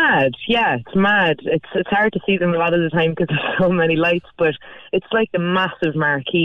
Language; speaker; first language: English; native; English